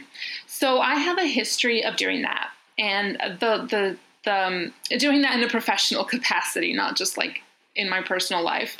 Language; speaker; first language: English; native; English